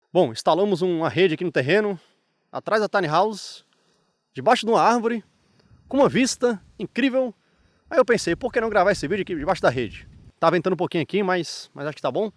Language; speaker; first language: Portuguese; native; Portuguese